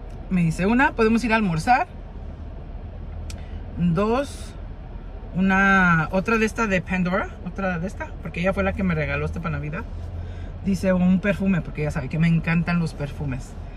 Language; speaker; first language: Spanish; early bilingual, heritage; Spanish